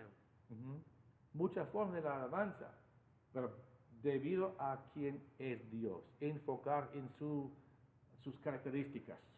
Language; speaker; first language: Spanish; non-native, fluent; English